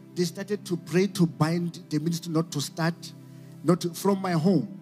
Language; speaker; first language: English; non-native, local second language; Southern Sotho